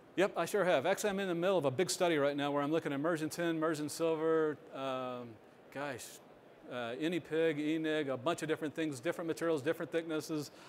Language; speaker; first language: English; native; English